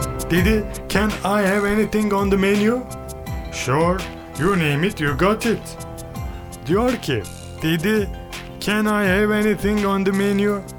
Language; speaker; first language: English; non-native, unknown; Turkish